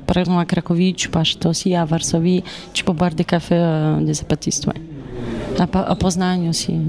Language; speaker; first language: French; non-native, fluent; Polish